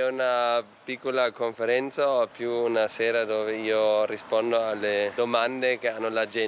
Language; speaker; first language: Italian; non-native, fluent; German